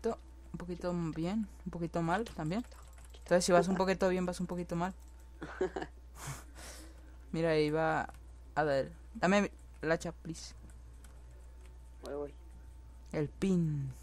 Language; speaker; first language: Spanish; native; Spanish